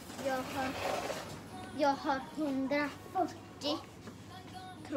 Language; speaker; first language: Swedish; early bilingual, other home language; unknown